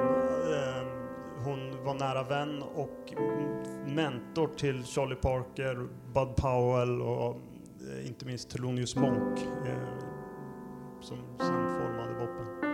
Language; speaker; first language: Swedish; native; Swedish